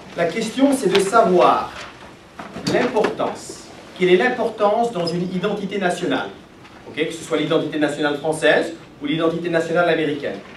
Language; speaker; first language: French; native; French